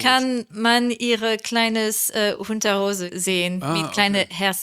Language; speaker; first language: German; non-native, learner; French